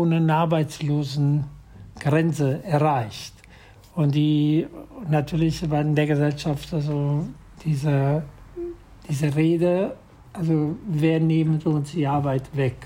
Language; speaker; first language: German; non-native, fluent; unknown